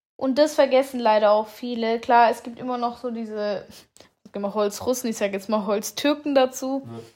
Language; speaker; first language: German; native; German